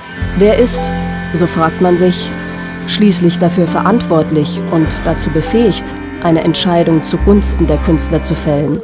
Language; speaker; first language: German; native; German